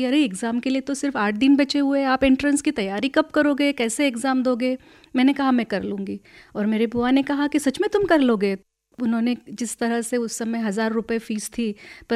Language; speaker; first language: Hindi; non-native, local second language; Marathi